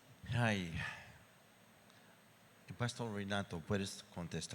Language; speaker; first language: Spanish; non-native, fluent; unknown